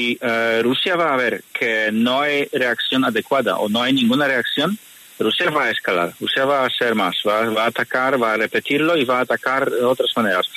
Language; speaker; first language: Spanish; non-native, fluent; Polish